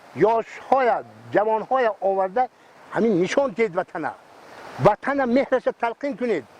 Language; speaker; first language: Tajik; non-native, local second language; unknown